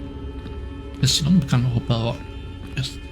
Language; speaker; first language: Swedish; non-native, learner; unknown